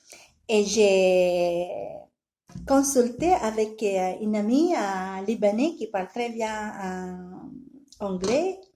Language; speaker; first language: French; non-native, learner; Filipino